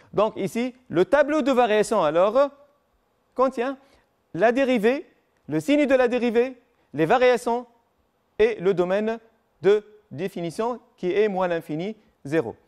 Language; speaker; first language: French; non-native, local second language; Arabic